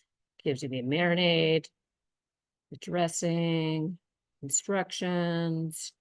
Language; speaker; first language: English; native; English